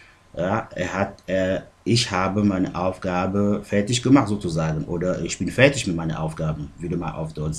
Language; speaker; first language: German; non-native, fluent; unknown